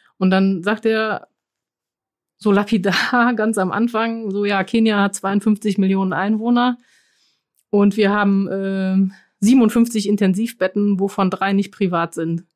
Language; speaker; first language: German; non-native, fluent; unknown